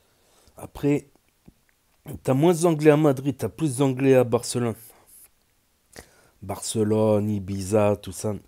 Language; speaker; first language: French; native; French